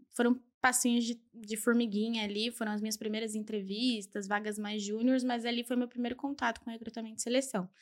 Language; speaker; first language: Portuguese; early bilingual, other home language; Spanish